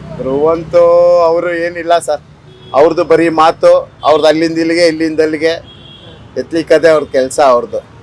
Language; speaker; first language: Kannada; native; Kannada